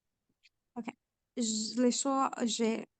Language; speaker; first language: French; non-native, learner; English